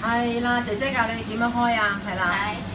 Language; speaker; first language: Cantonese; native; Cantonese